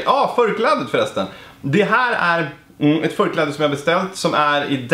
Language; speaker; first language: Swedish; native; Swedish